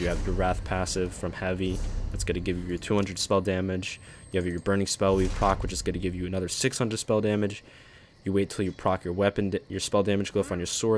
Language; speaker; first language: English; native; English